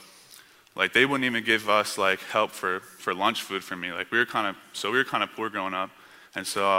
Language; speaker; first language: English; native; English